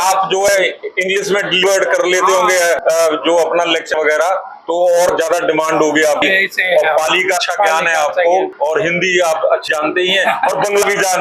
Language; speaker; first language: Hindi; native; Hindi